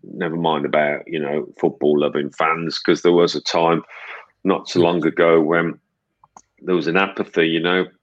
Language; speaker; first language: English; native; English